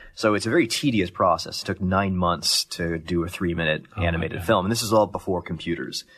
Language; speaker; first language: English; native; English